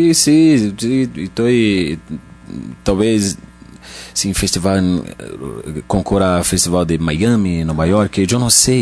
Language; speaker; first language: Spanish; non-native, learner; Portuguese